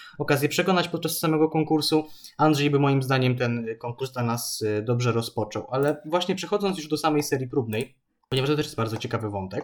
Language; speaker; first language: Polish; native; Polish